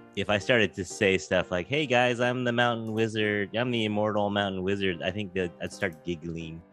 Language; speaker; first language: English; native; English